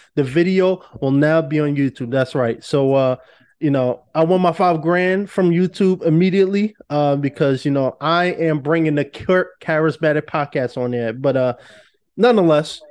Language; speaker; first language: English; native; English